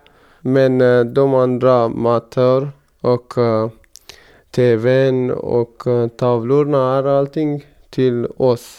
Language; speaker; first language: Swedish; non-native, fluent; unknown